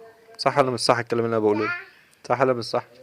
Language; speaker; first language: Arabic; native; Arabic